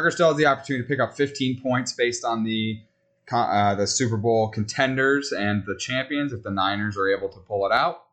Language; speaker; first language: English; native; English